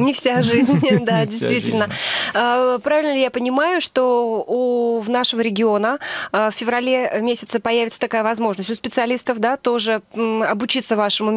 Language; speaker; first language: Russian; native; Russian